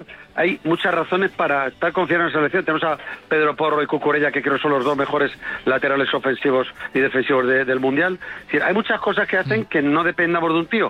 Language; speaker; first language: Spanish; native; Spanish